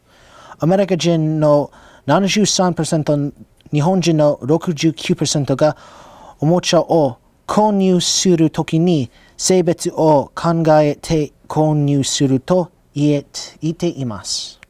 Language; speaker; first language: Japanese; non-native, learner; English